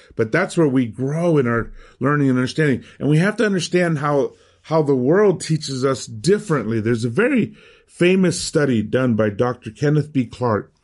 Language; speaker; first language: English; early bilingual, other home language; Spanish